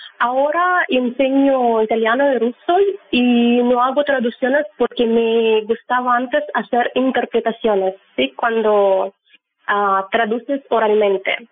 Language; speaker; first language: Spanish; non-native, learner; Russian